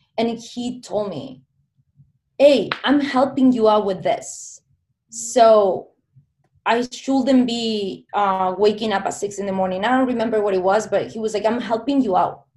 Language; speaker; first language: English; non-native, fluent; Spanish